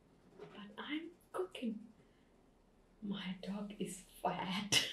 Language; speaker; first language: English; non-native, learner; Russian